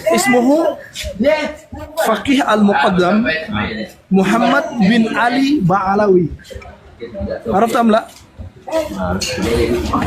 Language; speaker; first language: Arabic; non-native, learner; Indonesian